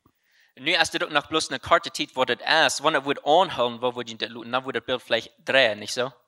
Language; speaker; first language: German; non-native, learner; Plautdietsch